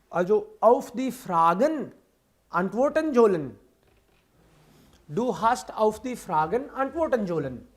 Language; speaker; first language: German; non-native, fluent; Hindi